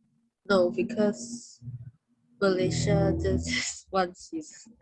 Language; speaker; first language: English; non-native, learner; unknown